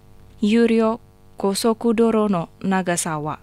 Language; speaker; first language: Japanese; non-native, fluent; Indonesian